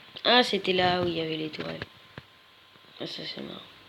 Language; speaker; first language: French; native; French